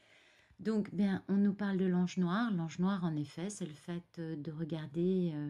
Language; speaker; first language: French; native; French